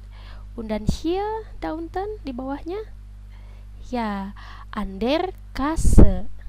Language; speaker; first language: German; non-native, fluent; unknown